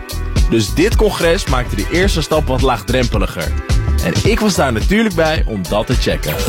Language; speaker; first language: Dutch; native; Dutch